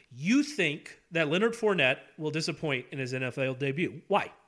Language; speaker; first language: English; native; English